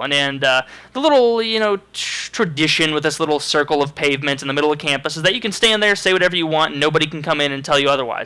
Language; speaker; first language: English; native; English